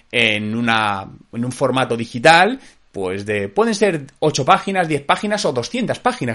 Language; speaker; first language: Spanish; native; Spanish